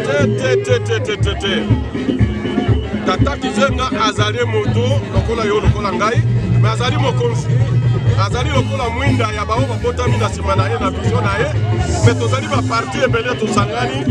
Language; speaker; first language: Lingala; non-native, local second language; Kongo